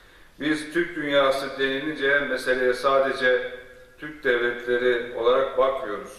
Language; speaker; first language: Turkish; native; Turkish